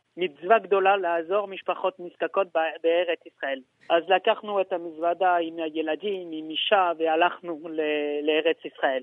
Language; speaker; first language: Hebrew; non-native, fluent; French